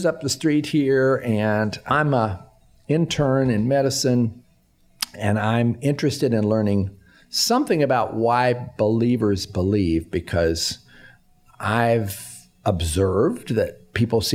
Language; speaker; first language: English; native; English